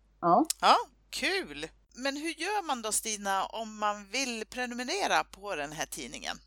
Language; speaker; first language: Swedish; native; Swedish